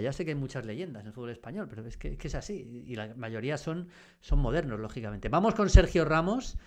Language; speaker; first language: Spanish; native; Spanish